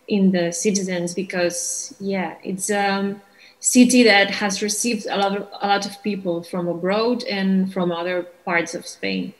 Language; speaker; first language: English; non-native, fluent; Catalan